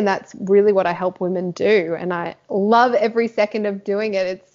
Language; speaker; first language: English; native; English